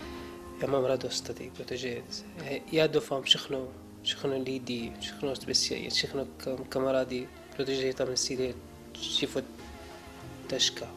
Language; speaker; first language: Czech; non-native, learner; Arabic